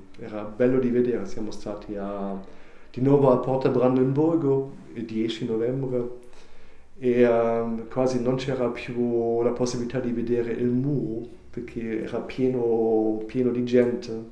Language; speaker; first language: Italian; non-native, learner; German